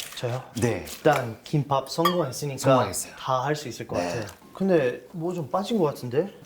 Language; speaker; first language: Korean; non-native, fluent; English